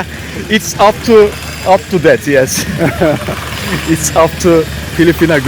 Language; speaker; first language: English; non-native, learner; Turkish